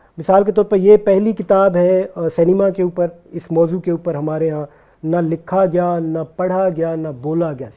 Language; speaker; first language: Urdu; non-native, local second language; Baluchi